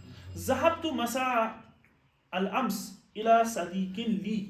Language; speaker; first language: Arabic; non-native, fluent; Urdu